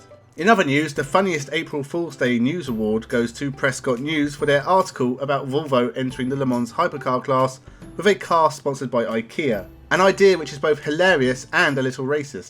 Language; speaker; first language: English; native; English